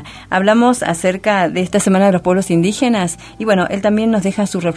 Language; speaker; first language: Spanish; native; Spanish